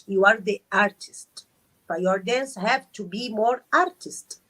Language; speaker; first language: English; non-native, learner; Arabic